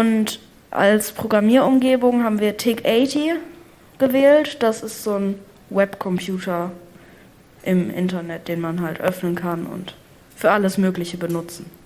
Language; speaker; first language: German; native; German